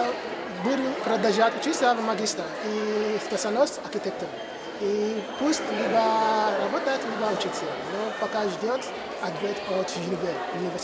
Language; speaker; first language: Russian; non-native, learner; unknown